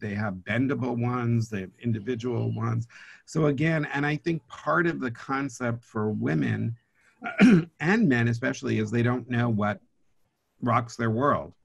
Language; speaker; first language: English; native; English